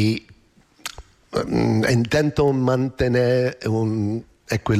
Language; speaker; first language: Spanish; non-native, fluent; English